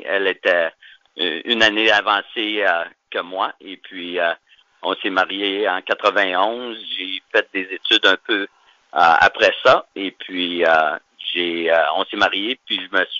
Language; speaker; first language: French; native; French